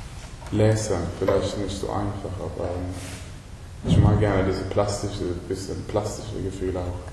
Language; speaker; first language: German; non-native, learner; Swedish